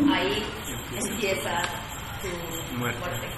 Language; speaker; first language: Spanish; native; Spanish